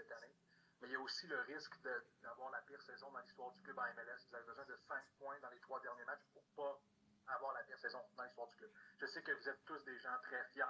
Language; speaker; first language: French; native; French